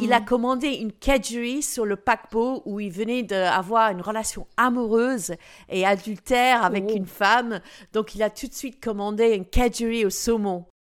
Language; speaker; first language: French; non-native, fluent; English